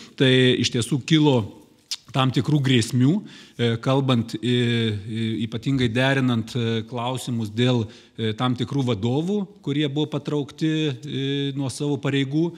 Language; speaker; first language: Lithuanian; native; Lithuanian